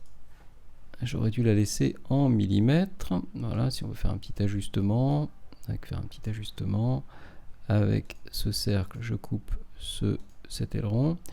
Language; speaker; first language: French; native; French